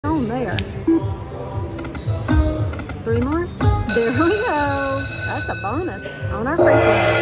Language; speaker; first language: English; native; English